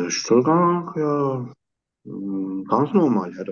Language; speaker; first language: German; non-native, learner; Turkish